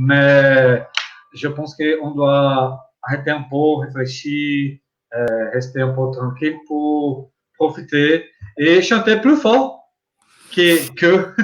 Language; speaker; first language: French; non-native, learner; Portuguese